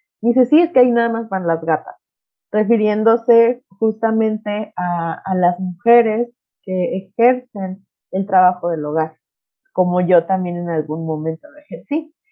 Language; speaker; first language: Spanish; non-native, local second language; Nahuatl languages